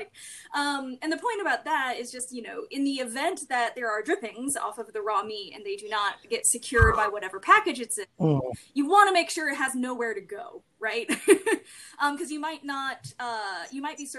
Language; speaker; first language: English; native; English